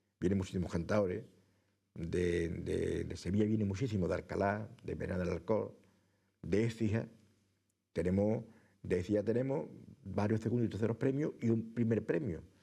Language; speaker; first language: Spanish; native; Spanish